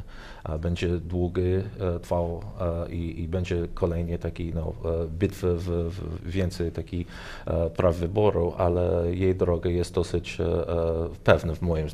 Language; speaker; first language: Polish; non-native, learner; English